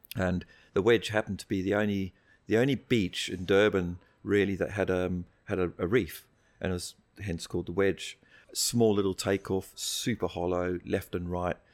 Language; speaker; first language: English; native; English